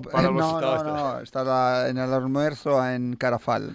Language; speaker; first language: Spanish; non-native, fluent; Italian